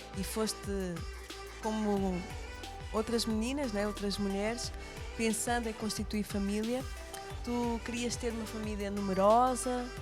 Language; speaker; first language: Portuguese; native; Portuguese